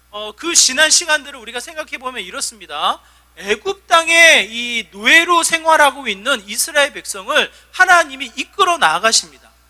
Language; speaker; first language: Korean; native; Korean